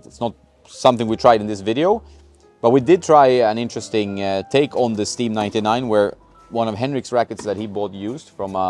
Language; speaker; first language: English; non-native, fluent; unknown